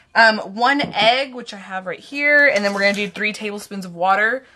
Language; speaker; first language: English; native; English